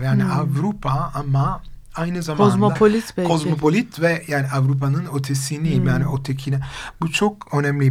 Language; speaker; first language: Turkish; non-native, fluent; Italian